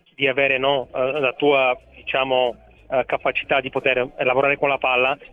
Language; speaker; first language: Italian; non-native, fluent; Bulgarian